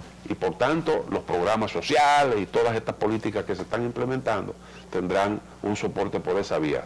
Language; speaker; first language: Spanish; native; Spanish